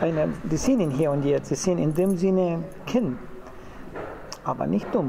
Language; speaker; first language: German; non-native, fluent; Spanish